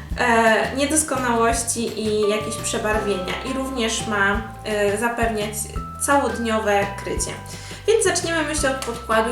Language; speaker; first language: Polish; native; Polish